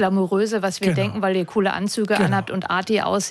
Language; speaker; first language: German; native; German